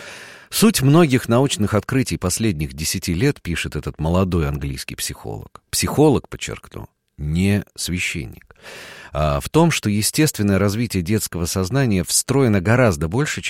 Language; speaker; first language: Russian; native; Russian